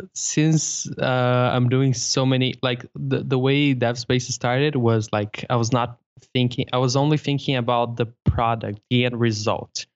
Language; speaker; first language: English; non-native, fluent; Portuguese